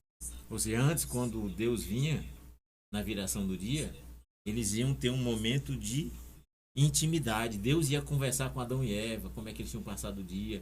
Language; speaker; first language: Portuguese; native; Portuguese